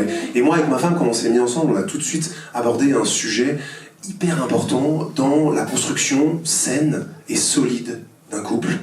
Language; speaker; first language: French; native; French